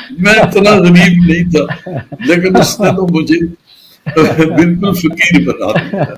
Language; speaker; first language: Urdu; non-native, local second language; Punjabi